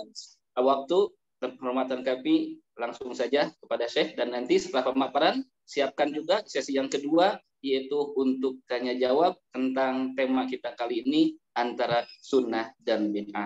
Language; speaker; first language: Indonesian; native; Indonesian